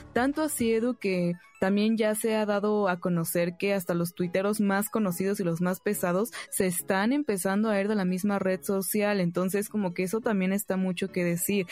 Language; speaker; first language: Spanish; native; Spanish